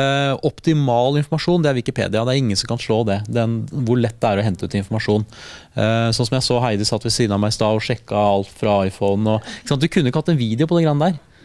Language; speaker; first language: Norwegian; native; Norwegian